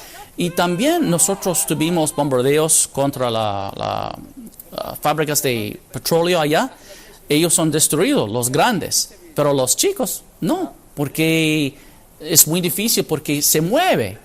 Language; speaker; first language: Spanish; non-native, fluent; English